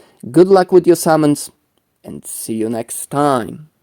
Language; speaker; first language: English; non-native, fluent; Polish